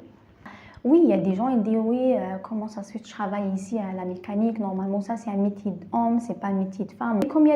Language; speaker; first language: French; non-native, learner; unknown